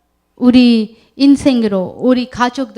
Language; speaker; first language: Korean; non-native, learner; Urdu